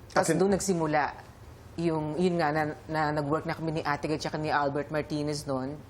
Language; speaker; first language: Filipino; native; Filipino